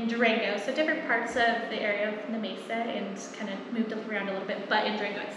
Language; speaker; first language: English; native; English